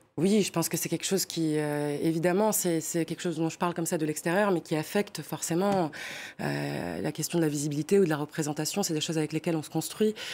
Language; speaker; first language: French; non-native, local second language; Arabic